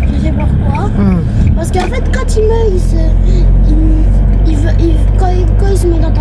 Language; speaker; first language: French; early bilingual, other home language; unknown